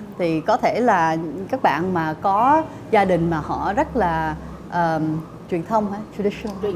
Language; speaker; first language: Vietnamese; early bilingual, heritage; Vietnamese